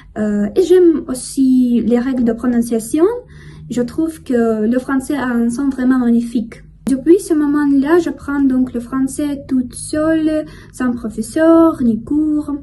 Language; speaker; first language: French; non-native, learner; Russian